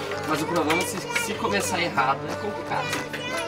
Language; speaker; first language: Portuguese; native; Portuguese